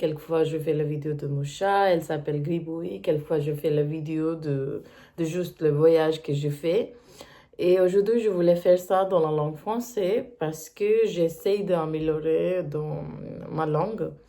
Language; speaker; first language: French; non-native, learner; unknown